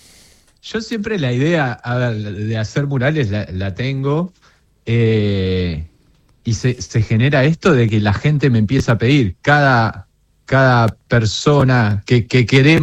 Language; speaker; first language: Spanish; native; Spanish